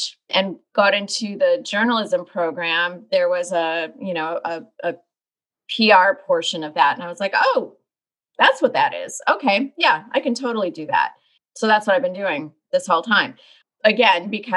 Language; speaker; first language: English; native; English